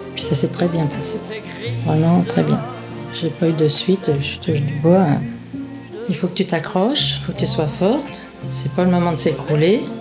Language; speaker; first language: French; native; French